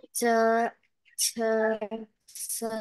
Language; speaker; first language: Chinese; non-native, learner; Indonesian